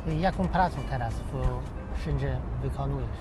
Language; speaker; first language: Polish; non-native, fluent; Chinese